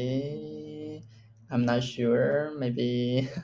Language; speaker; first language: English; non-native, learner; Chinese